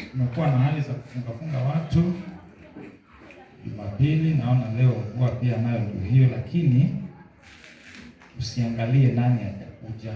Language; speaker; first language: Swahili; native; Swahili